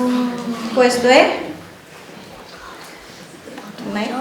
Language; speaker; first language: Italian; non-native, fluent; Bulgarian